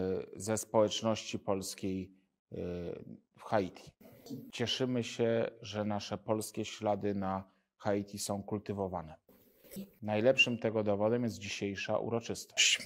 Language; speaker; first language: Polish; native; Polish